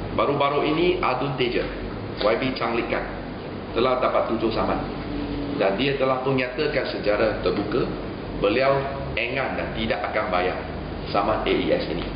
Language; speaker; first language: Malay; non-native, local second language; Chinese